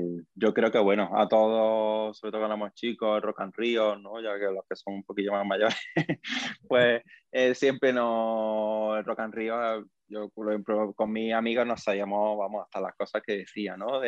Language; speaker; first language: Spanish; native; Spanish